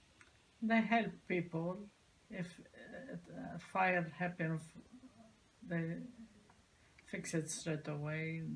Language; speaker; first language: English; non-native, learner; Arabic